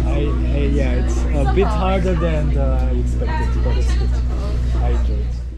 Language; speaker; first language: English; non-native, learner; Korean